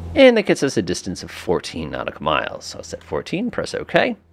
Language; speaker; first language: English; native; English